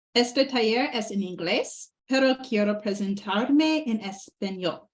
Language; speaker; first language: Spanish; non-native, learner; English